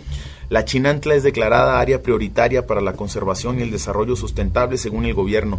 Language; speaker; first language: Spanish; native; Spanish